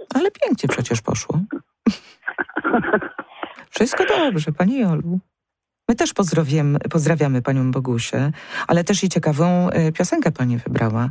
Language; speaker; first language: Polish; native; Polish